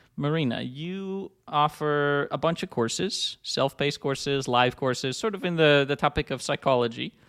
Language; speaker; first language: English; non-native, fluent; Dutch